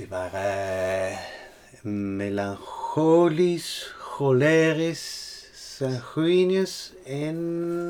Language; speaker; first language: Dutch; non-native, fluent; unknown